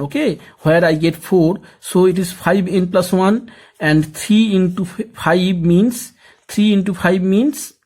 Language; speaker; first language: English; non-native, local second language; Bangla